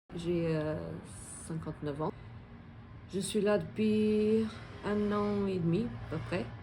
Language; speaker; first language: French; non-native, fluent; Portuguese